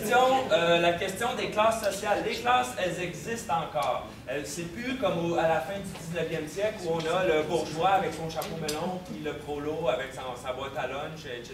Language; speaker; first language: French; native; French